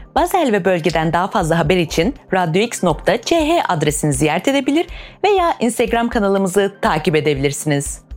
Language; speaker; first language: Turkish; early bilingual, heritage; Turkish